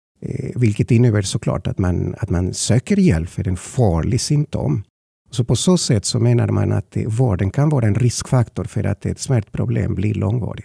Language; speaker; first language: Swedish; non-native, fluent; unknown